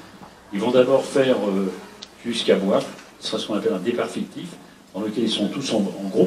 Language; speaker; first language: French; native; French